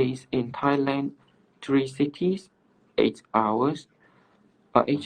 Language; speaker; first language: English; non-native, learner; Cantonese